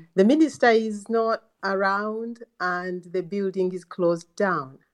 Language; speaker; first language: English; non-native, local second language; Ganda